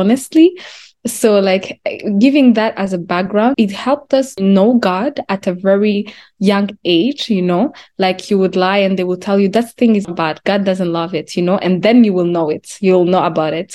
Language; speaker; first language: English; non-native, local second language; Kinyarwanda